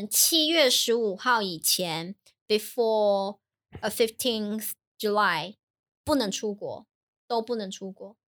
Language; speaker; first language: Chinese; native; Chinese